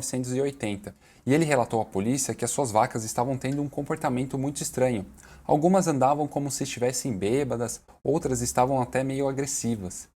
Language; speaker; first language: Portuguese; native; Portuguese